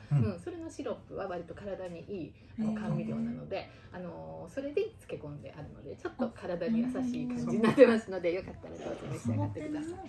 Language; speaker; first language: Japanese; native; Japanese